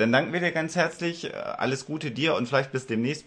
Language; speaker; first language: German; native; German